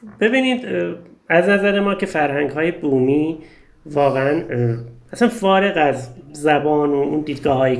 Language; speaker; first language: Persian; early bilingual, heritage; Persian